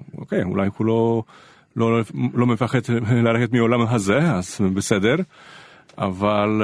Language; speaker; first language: Hebrew; non-native, fluent; Polish